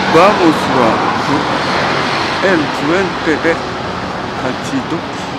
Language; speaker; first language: Spanish; non-native, learner; Japanese